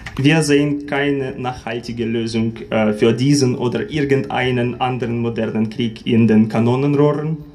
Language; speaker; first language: German; non-native, fluent; Ukrainian